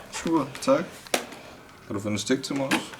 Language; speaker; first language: Danish; native; Danish